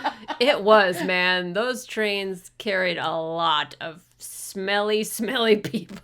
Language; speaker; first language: English; native; English